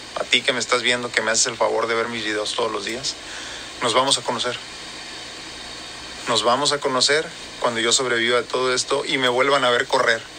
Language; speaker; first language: Spanish; native; Spanish